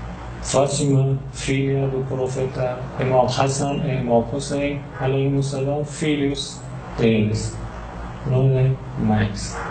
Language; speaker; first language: Portuguese; non-native, learner; Persian